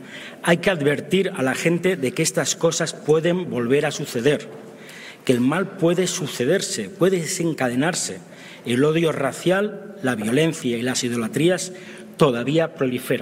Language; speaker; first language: Spanish; native; Spanish